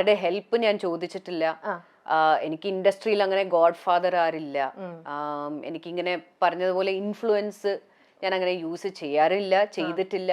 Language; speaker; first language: Malayalam; early bilingual, heritage; Malayalam